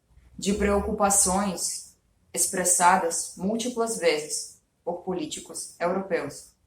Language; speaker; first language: Portuguese; non-native, fluent; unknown